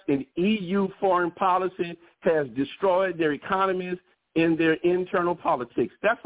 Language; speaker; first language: English; native; English